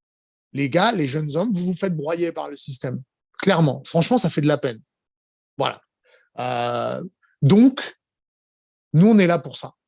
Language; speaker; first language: French; native; French